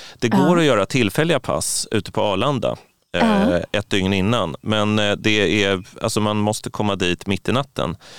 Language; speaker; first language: Swedish; native; Swedish